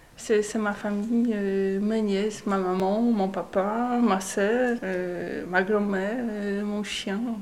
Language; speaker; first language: French; non-native, learner; Polish